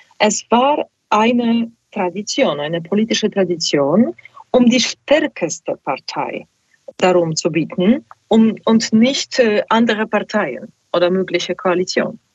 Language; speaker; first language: German; non-native, fluent; Polish